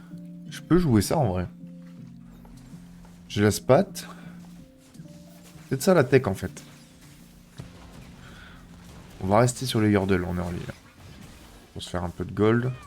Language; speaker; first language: French; native; French